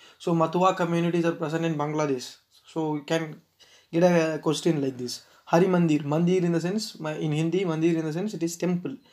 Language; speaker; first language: English; non-native, local second language; Tamil